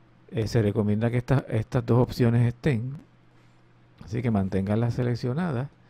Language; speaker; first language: Spanish; native; Spanish